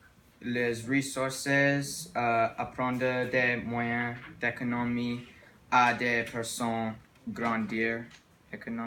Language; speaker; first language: French; non-native, learner; English